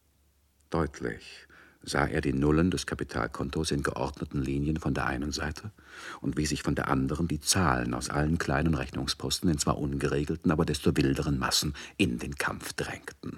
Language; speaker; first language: German; native; German